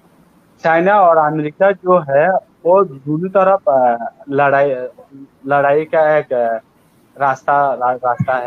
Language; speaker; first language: Hindi; non-native, learner; Rohingya